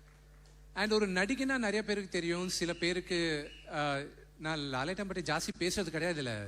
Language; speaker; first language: Tamil; non-native, local second language; Telugu